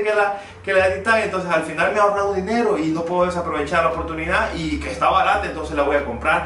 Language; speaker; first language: Spanish; early bilingual, other home language; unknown